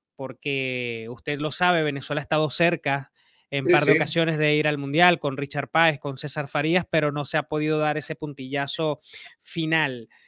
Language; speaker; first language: Spanish; native; Spanish